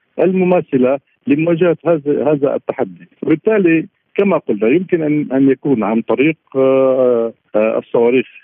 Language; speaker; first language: Arabic; native; Arabic